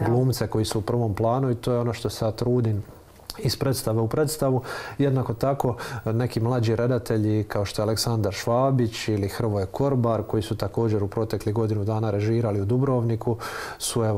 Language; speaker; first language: Croatian; native; Croatian